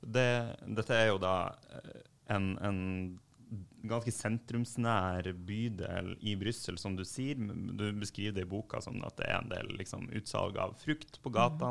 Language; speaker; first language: Norwegian; native; Norwegian